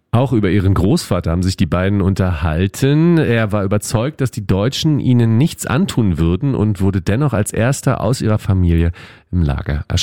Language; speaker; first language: German; native; German